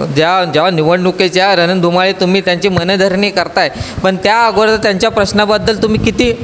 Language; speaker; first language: Marathi; native; Marathi